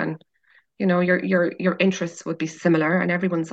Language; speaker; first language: English; native; English